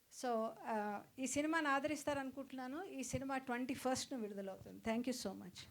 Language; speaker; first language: Telugu; native; Telugu